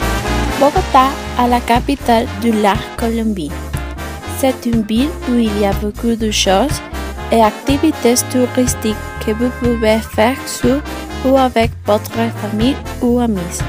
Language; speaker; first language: French; non-native, learner; Spanish